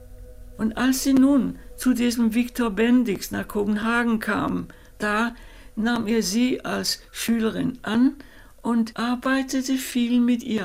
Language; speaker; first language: German; non-native, fluent; Danish